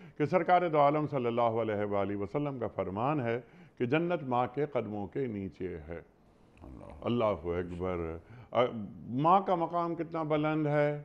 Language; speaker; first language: Urdu; native; Urdu